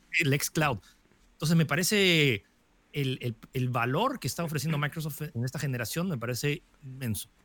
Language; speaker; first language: Spanish; early bilingual, other home language; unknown